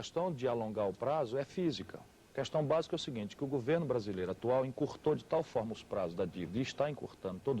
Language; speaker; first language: Portuguese; native; Portuguese